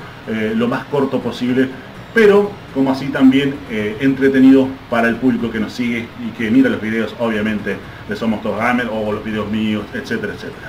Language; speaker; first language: Spanish; native; Spanish